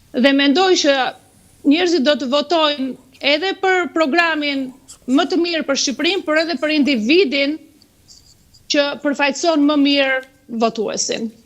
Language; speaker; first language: Albanian; native; Albanian